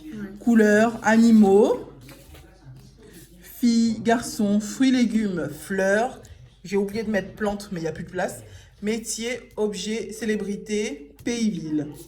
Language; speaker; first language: French; native; French